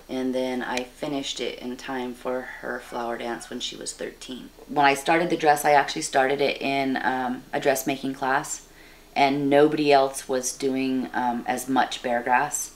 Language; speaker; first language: English; native; English